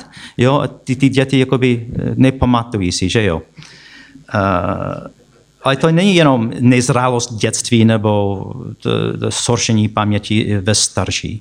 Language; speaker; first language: Czech; non-native, fluent; English